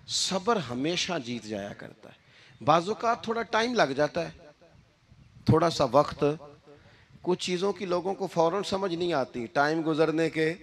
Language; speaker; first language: Urdu; non-native, local second language; Punjabi